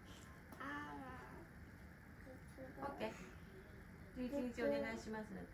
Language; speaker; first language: Japanese; native; Japanese